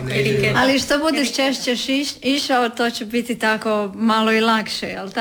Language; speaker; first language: Serbian; native; Serbian